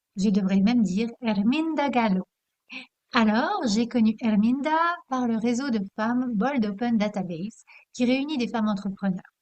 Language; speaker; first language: French; native; French